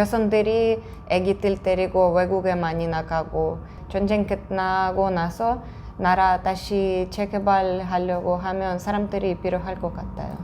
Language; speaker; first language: Korean; non-native, fluent; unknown